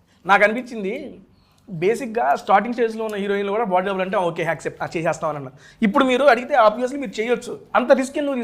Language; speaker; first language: Telugu; native; Telugu